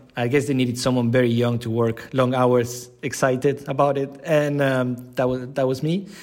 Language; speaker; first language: English; non-native, fluent; Spanish